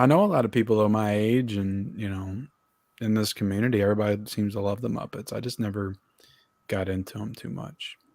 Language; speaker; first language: English; native; English